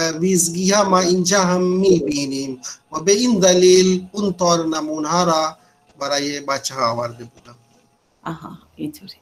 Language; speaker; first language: Persian; non-native, fluent; Urdu